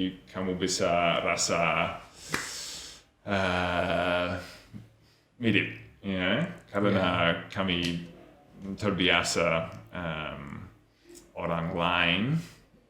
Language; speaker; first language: Indonesian; non-native, learner; English